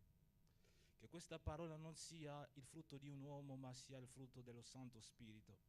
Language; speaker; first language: Italian; non-native, fluent; Portuguese